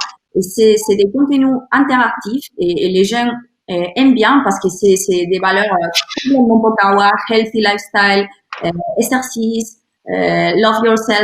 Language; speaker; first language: French; non-native, learner; Spanish